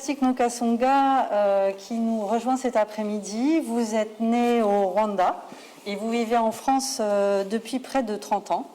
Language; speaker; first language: French; native; French